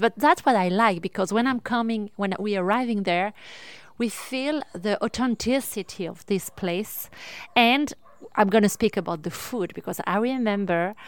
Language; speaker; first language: English; non-native, learner; French